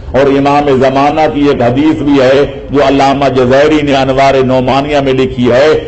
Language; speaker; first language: Urdu; non-native, local second language; Punjabi